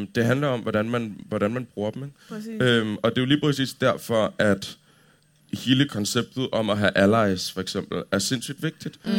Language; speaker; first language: Danish; native; Danish